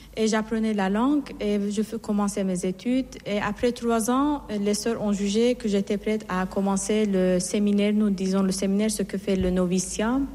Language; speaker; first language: French; non-native, fluent; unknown